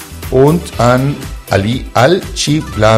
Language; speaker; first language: German; non-native, fluent; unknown